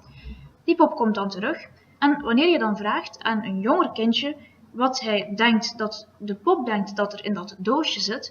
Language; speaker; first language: Dutch; native; Dutch